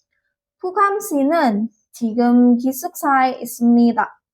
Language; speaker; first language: Korean; non-native, learner; Indonesian